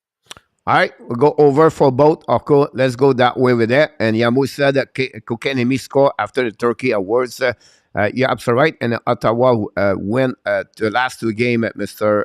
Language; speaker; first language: English; non-native, local second language; French